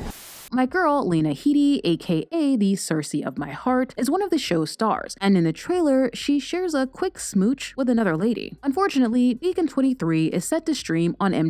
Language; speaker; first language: English; native; English